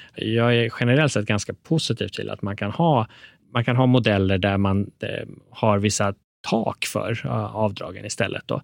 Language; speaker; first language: Swedish; early bilingual, other home language; Persian